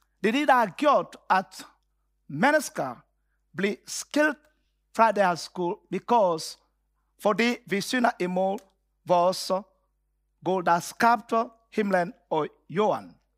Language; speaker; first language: Danish; non-native, fluent; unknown